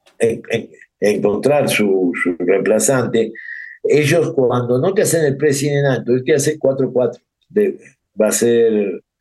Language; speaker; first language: Spanish; native; Spanish